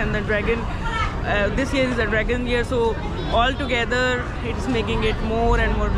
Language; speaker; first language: English; non-native, fluent; Urdu